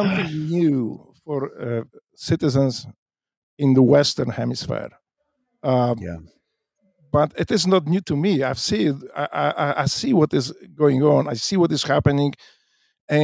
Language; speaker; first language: English; non-native, fluent; Polish